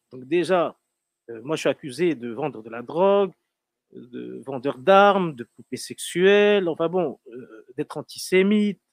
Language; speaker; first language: French; non-native, local second language; Arabic